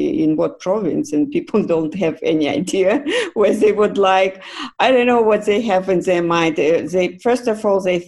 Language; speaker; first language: English; non-native, fluent; Russian